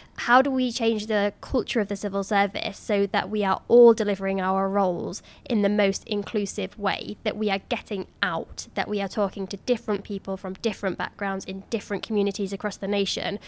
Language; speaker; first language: English; native; English